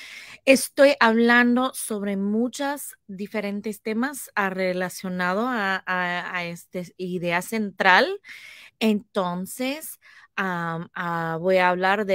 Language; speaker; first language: Spanish; non-native, fluent; English